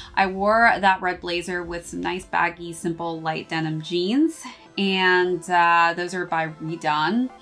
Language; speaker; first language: English; native; English